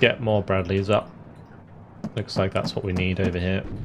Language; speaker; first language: English; native; English